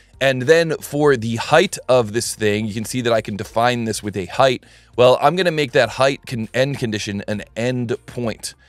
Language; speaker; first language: English; native; English